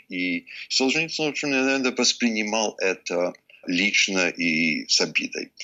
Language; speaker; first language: Russian; early bilingual, heritage; English